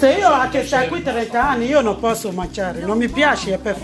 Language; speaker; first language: Italian; non-native, learner; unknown